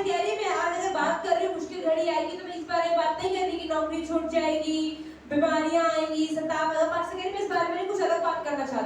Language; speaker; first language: Hindi; native; Hindi